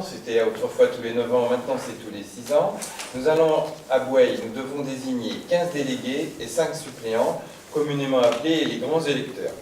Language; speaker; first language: French; native; French